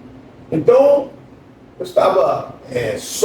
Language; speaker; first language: Portuguese; non-native, fluent; English